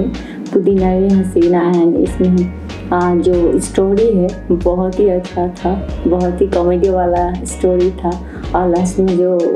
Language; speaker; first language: Hindi; non-native, fluent; Bangla